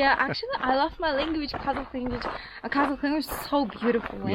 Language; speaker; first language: English; non-native, learner; Kazakh